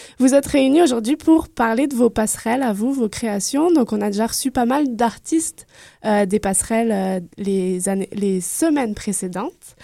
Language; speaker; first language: French; native; French